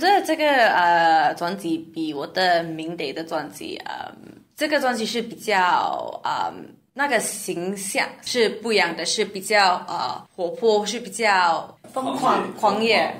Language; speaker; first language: Chinese; non-native, learner; English